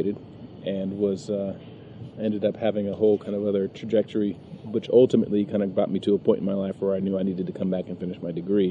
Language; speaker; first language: English; native; English